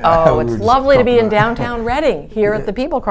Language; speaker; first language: English; native; English